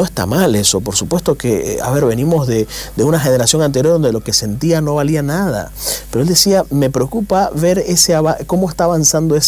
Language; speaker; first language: Spanish; native; Spanish